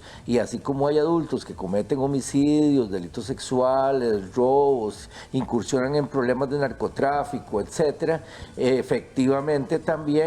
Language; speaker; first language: Spanish; native; Spanish